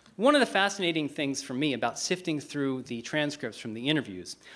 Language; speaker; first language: English; native; English